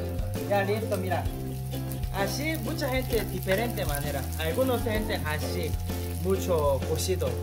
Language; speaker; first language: Spanish; non-native, learner; Korean